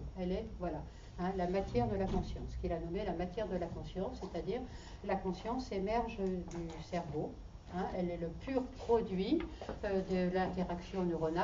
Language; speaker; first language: French; native; French